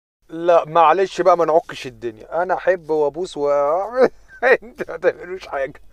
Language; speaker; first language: Arabic; native; Arabic